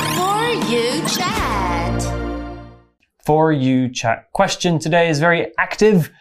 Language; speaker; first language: English; native; English